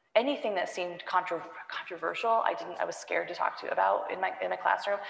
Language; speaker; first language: English; native; English